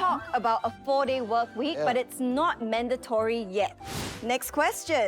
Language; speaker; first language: English; native; English